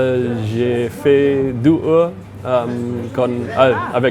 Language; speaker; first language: French; non-native, learner; English